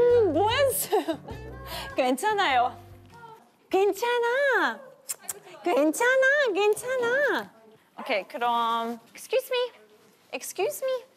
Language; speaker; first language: Korean; non-native, learner; German